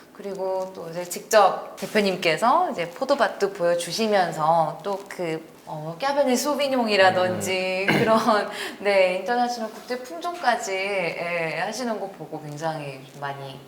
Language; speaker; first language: Korean; non-native, fluent; French